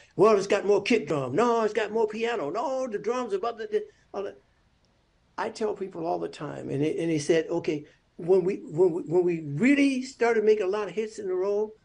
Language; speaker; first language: English; native; English